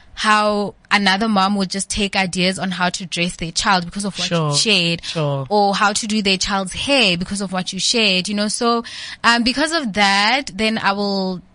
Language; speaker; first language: English; non-native, local second language; Southern Sotho